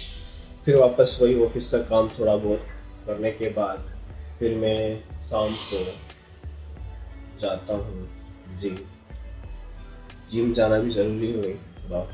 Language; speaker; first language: Hindi; native; Hindi